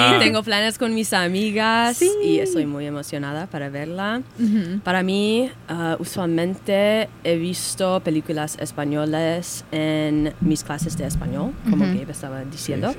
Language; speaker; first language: Spanish; non-native, learner; English